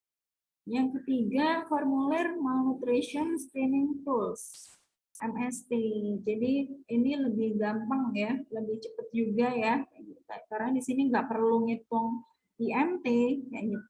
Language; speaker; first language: Indonesian; native; Indonesian